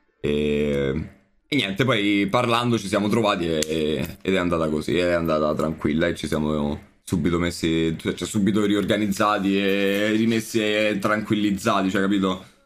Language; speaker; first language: Italian; native; Italian